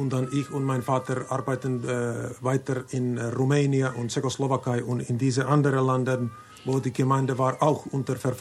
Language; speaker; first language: German; non-native, learner; Finnish